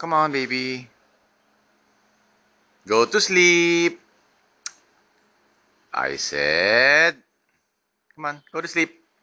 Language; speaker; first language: English; non-native, local second language; Filipino